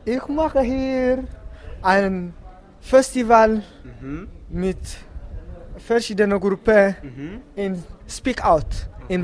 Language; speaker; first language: German; non-native, learner; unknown